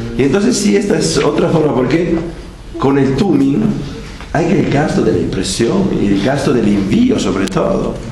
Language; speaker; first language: Spanish; non-native, fluent; Italian